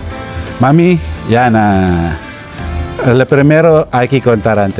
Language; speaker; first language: Spanish; non-native, learner; Filipino